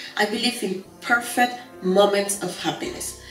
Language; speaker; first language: English; non-native, fluent; Spanish